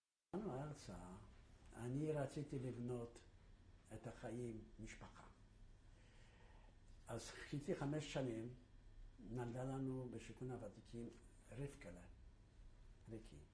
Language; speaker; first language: Hebrew; non-native, fluent; Yiddish